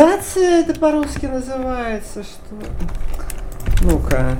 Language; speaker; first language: Russian; non-native, fluent; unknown